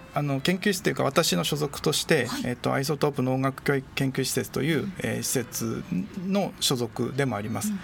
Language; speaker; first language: Japanese; native; Japanese